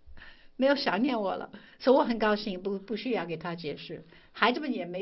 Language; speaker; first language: Chinese; non-native, fluent; English